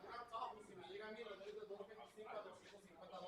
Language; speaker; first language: Spanish; native; Spanish